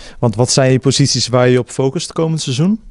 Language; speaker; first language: Dutch; native; Dutch